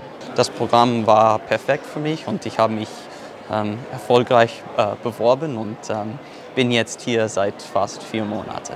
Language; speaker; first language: German; non-native, fluent; English